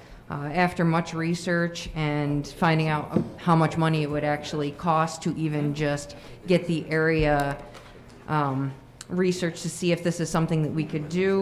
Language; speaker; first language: English; native; English